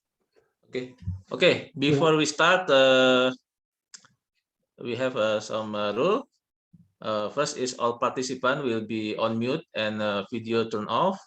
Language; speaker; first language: English; non-native, learner; Indonesian